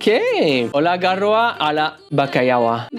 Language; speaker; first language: Basque; non-native, learner; English